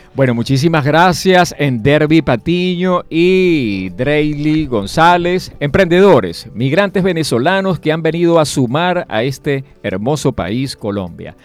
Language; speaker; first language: Spanish; native; Spanish